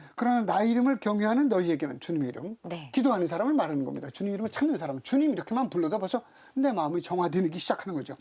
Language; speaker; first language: Korean; native; Korean